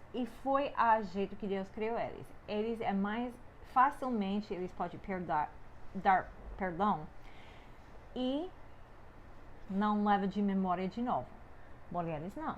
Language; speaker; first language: Portuguese; non-native, fluent; English